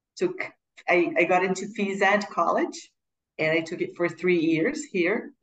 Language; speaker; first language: English; non-native, fluent; Portuguese